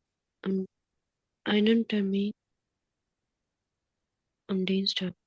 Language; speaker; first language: German; non-native, learner; Hindi